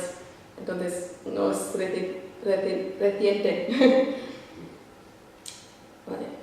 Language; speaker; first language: Spanish; non-native, fluent; English